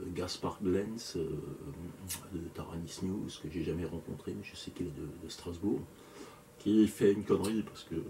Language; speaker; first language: French; native; French